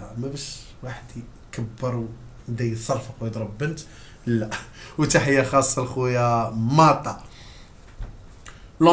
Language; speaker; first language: Arabic; native; Arabic